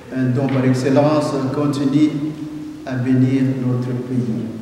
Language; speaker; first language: French; non-native, local second language; Lingala